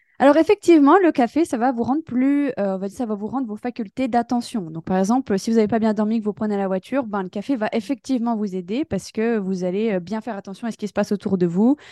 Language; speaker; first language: French; native; French